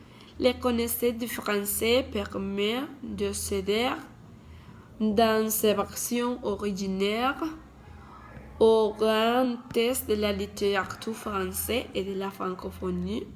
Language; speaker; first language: French; non-native, learner; Spanish